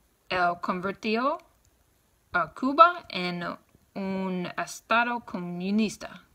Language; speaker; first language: Spanish; non-native, learner; English